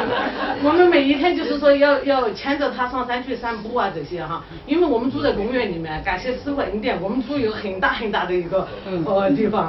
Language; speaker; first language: Chinese; native; Chinese